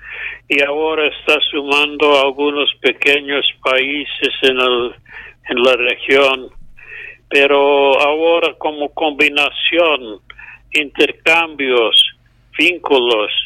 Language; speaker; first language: Spanish; non-native, fluent; English